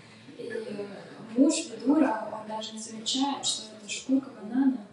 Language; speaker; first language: Russian; native; Russian